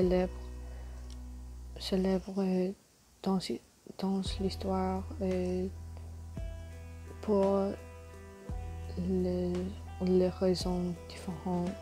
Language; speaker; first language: French; non-native, learner; English